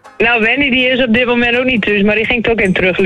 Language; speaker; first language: Dutch; native; Dutch